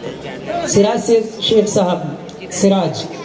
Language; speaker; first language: Hindi; native; Hindi